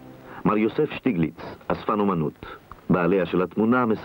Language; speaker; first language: Hebrew; native; Hebrew